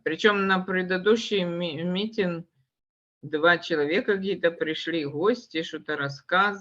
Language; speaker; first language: Russian; native; Russian